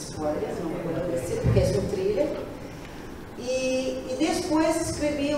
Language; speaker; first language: Spanish; non-native, learner; Portuguese